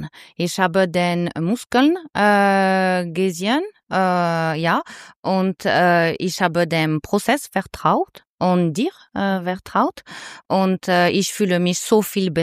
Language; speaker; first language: German; non-native, learner; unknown